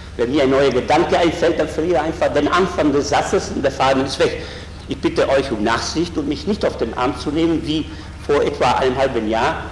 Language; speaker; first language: German; non-native, fluent; Italian